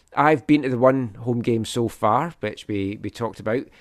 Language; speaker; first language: English; native; English